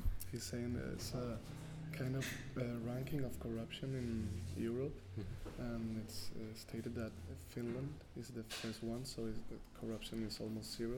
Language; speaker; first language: English; non-native, fluent; Spanish